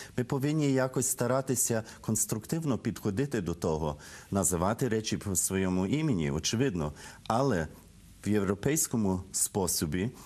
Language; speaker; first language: Ukrainian; early bilingual, heritage; Ukrainian